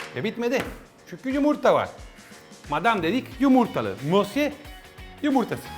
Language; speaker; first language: Turkish; non-native, learner; Italian